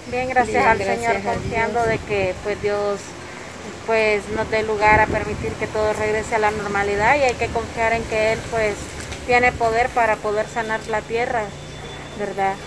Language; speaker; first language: Spanish; native; Spanish